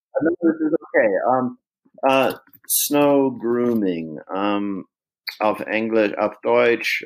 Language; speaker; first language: German; non-native, fluent; English